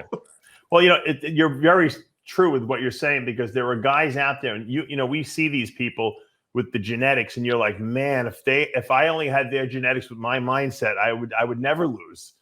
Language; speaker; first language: English; native; English